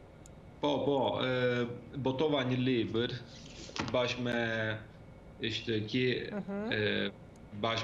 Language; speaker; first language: Albanian; early bilingual, heritage; Albanian